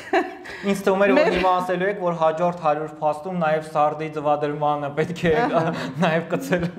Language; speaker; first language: Armenian; native; Armenian